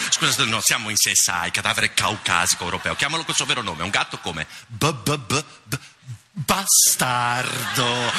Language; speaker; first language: Italian; native; Italian